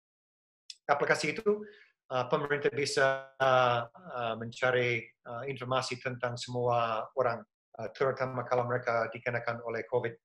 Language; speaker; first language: Indonesian; non-native, fluent; English